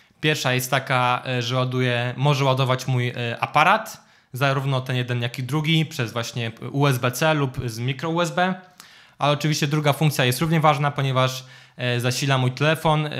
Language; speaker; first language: Polish; native; Polish